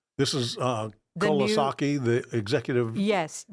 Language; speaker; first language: English; native; English